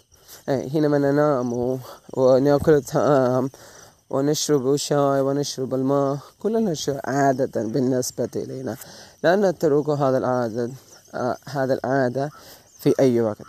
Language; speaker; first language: Arabic; non-native, learner; Malay